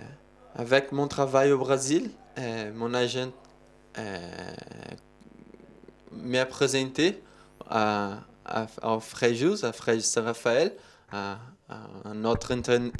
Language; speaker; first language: French; non-native, learner; Portuguese